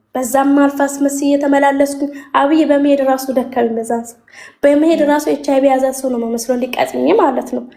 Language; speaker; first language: Amharic; native; Amharic